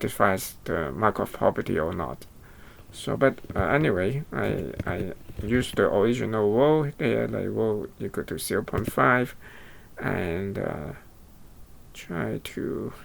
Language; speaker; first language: English; non-native, fluent; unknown